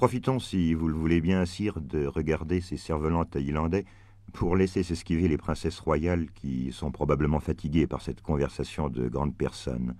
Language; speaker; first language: French; native; French